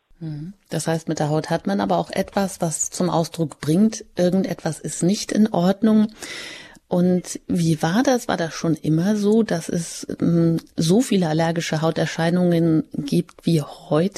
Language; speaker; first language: German; native; German